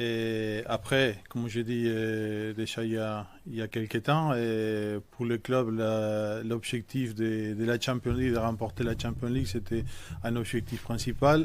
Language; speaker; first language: French; non-native, fluent; Spanish